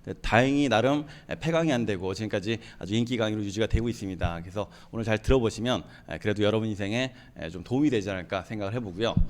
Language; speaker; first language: Korean; native; Korean